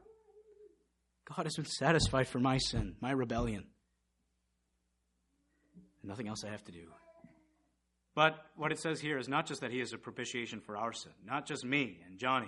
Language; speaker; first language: English; native; English